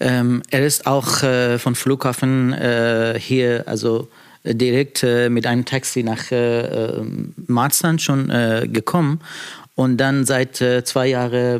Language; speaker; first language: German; non-native, fluent; Persian